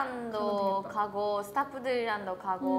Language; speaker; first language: Korean; non-native, learner; Japanese